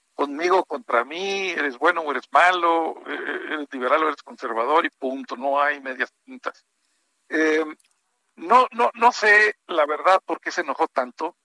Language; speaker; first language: Spanish; native; Spanish